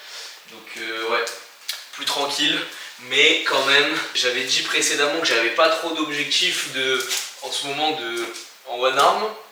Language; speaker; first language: French; native; French